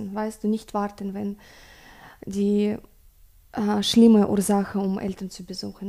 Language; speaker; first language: German; non-native, learner; Russian